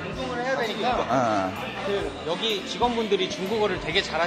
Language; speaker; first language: Korean; native; Korean